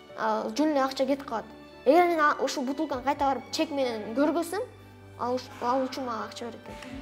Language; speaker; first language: Kyrgyz; non-native, local second language; Russian